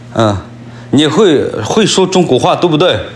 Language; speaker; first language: Chinese; native; Chinese